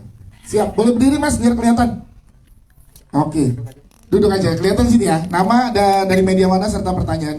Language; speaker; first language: Indonesian; native; Indonesian